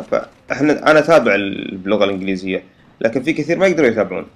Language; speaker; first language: Arabic; native; Arabic